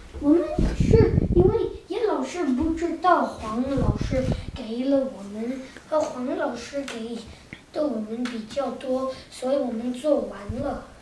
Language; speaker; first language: Chinese; early bilingual, heritage; Chinese